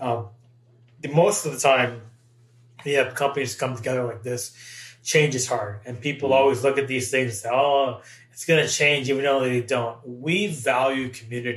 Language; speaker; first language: English; native; English